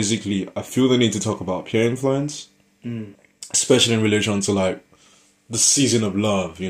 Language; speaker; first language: English; non-native, local second language; Yoruba